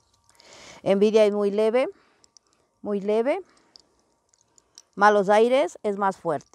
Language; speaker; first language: Spanish; native; Spanish